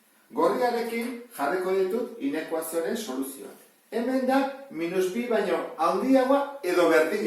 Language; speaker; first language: Basque; native; Basque